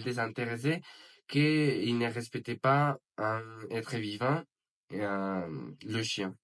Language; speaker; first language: French; non-native, learner; Spanish